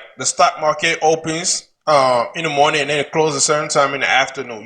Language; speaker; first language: English; native; English